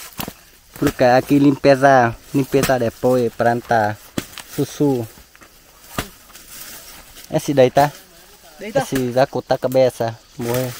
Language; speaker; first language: Portuguese; non-native, learner; Vietnamese